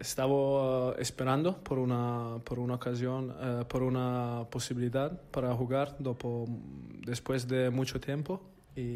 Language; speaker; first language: Spanish; non-native, fluent; Italian